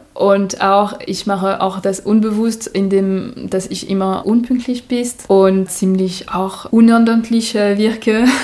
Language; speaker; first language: German; non-native, fluent; French